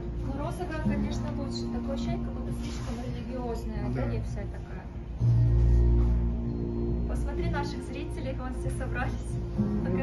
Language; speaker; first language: Russian; native; Russian